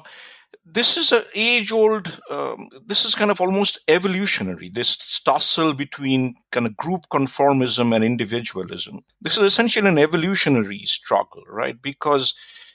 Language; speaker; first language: English; non-native, local second language; Bangla